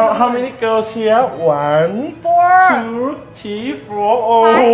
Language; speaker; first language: English; non-native, learner; Thai